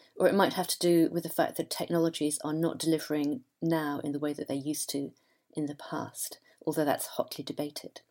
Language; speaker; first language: English; native; English